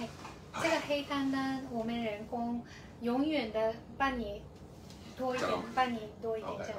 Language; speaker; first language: Chinese; non-native, fluent; Japanese